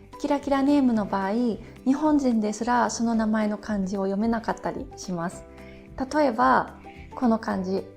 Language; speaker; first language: Japanese; native; Japanese